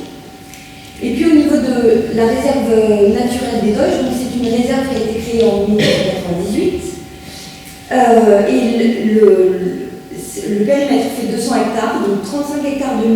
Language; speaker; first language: French; native; French